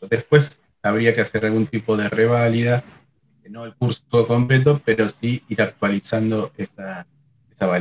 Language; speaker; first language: Spanish; native; Spanish